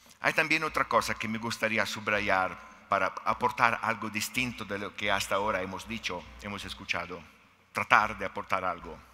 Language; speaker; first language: Spanish; non-native, fluent; Italian